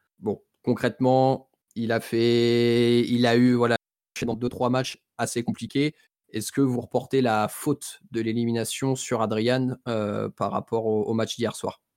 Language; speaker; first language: French; native; French